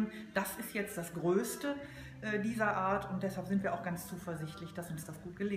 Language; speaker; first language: German; native; German